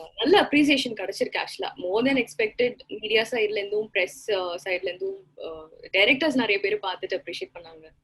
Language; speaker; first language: Tamil; non-native, local second language; Malayalam